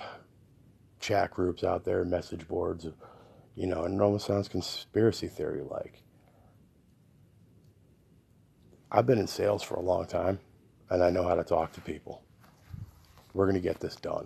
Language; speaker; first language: English; native; English